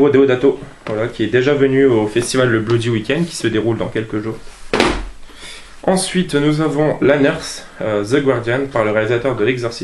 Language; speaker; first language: French; native; French